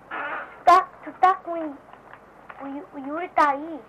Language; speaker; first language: Portuguese; early bilingual, heritage; Portuguese